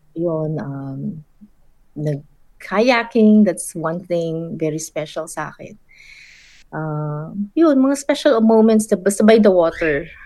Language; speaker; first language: English; non-native, local second language; Filipino